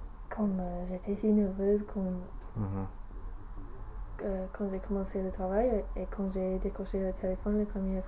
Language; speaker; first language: French; non-native, learner; English